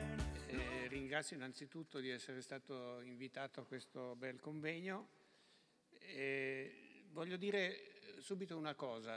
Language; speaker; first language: Italian; native; Italian